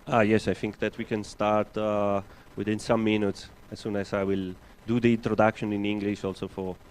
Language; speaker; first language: English; non-native, fluent; Italian